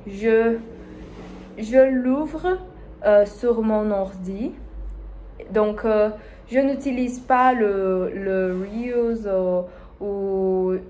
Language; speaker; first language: French; non-native, learner; Spanish